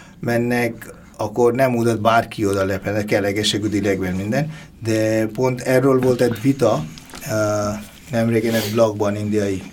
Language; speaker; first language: Hungarian; non-native, fluent; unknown